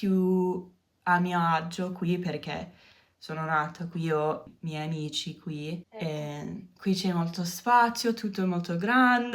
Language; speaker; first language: Italian; non-native, learner; English